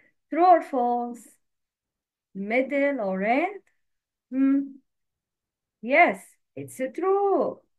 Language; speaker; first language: English; non-native, learner; Arabic